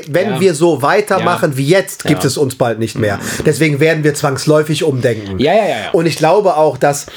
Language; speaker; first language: German; early bilingual, other home language; French